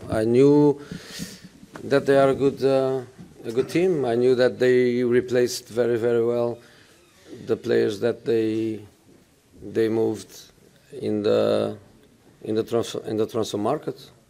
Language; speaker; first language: English; non-native, fluent; Portuguese